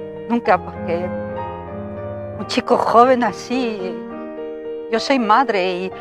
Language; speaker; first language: Spanish; non-native, fluent; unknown